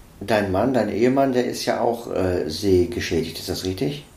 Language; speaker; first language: German; native; German